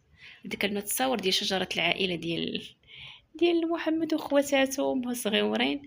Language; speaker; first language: Arabic; native; Arabic